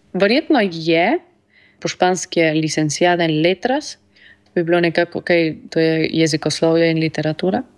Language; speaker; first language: Slovenian; early bilingual, heritage; Slovenian